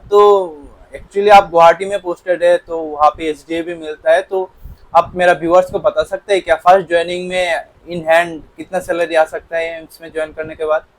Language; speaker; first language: Hindi; non-native, local second language; Bangla